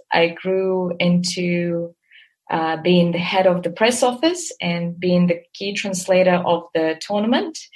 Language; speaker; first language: English; non-native, fluent; Russian